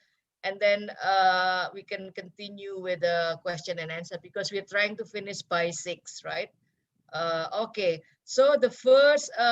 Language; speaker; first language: English; non-native, fluent; Indonesian